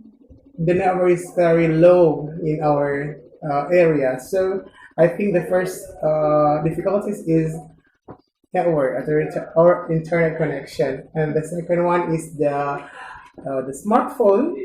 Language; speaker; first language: English; non-native, learner; Indonesian